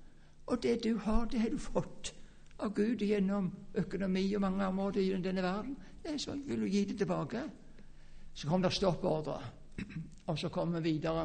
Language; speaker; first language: Norwegian; native; Norwegian